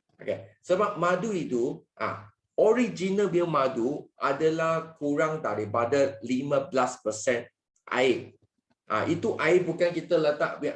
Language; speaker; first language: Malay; non-native, local second language; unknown